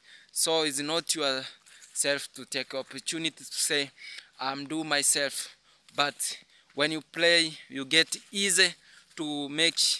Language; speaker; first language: English; non-native, learner; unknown